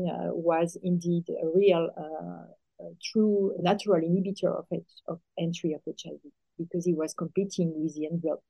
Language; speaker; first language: English; non-native, fluent; French